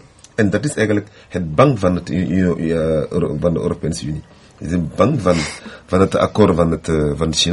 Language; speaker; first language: Dutch; non-native, learner; French